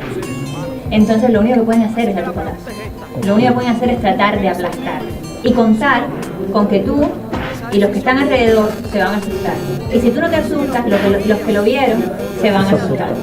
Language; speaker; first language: Spanish; native; Spanish